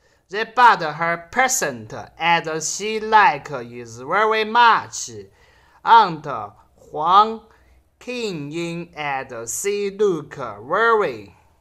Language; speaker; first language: English; non-native, learner; Chinese